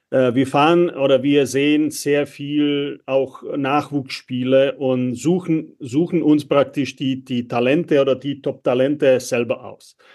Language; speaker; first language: German; non-native, fluent; Czech